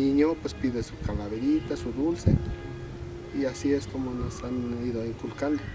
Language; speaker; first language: Spanish; native; Spanish